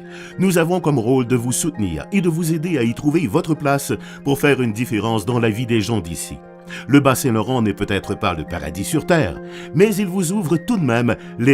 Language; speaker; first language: French; native; French